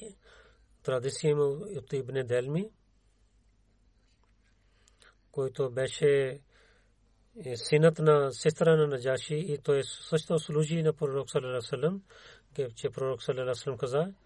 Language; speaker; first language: Bulgarian; non-native, learner; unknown